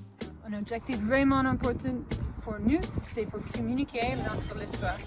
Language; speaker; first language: French; non-native, learner; English